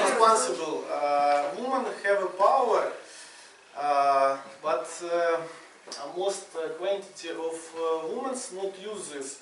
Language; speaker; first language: English; non-native, learner; Russian